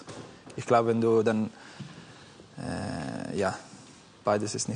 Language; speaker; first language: German; non-native, fluent; Italian